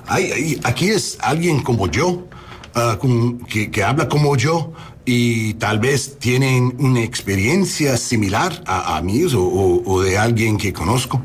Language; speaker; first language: Spanish; non-native, learner; English